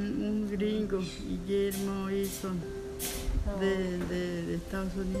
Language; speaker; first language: Spanish; non-native, local second language; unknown